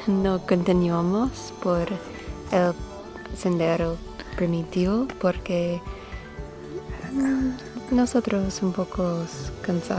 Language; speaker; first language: Spanish; non-native, learner; English